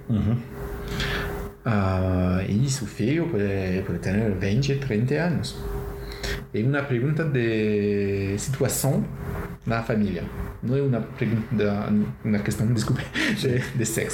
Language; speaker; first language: Portuguese; non-native, learner; French